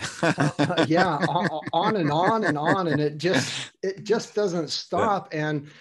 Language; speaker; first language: English; native; English